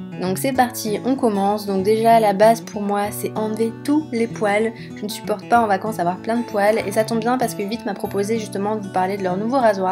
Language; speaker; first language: French; native; French